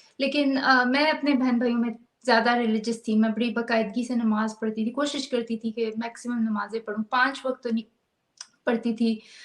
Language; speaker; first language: Urdu; native; Urdu